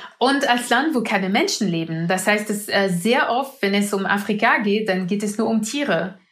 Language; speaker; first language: German; non-native, fluent; French